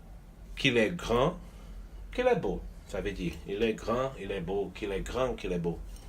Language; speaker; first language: French; non-native, fluent; Portuguese